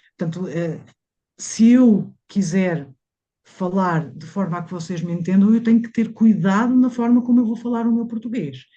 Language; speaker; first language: Portuguese; native; Portuguese